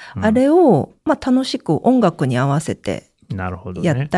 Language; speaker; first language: Japanese; early bilingual, other home language; Korean